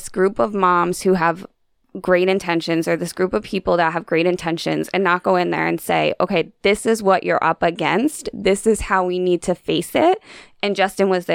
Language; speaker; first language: English; native; English